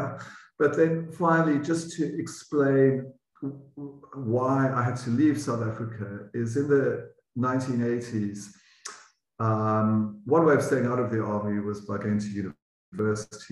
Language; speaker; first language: English; native; English